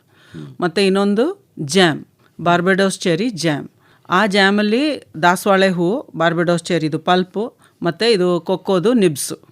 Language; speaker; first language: Kannada; non-native, local second language; Malayalam